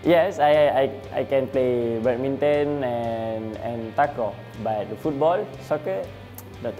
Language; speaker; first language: English; non-native, learner; Malay